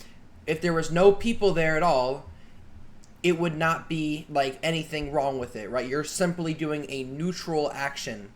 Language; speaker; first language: English; native; English